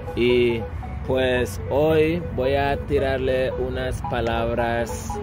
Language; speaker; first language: Spanish; native; Spanish